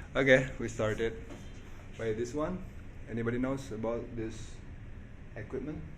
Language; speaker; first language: English; non-native, learner; Indonesian